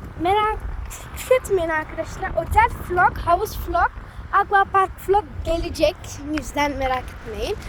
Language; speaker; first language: Turkish; early bilingual, heritage; Turkish